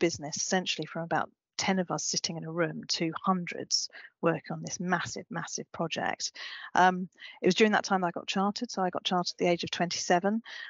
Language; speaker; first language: English; native; English